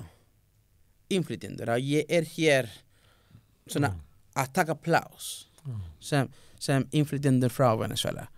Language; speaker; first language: Icelandic; non-native, learner; Spanish